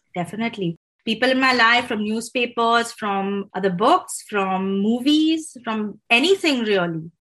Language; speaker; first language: English; non-native, local second language; Hindi